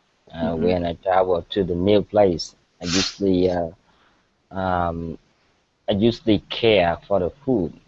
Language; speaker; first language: English; non-native, learner; Vietnamese